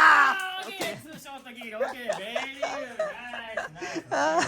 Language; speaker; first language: English; non-native, learner; Japanese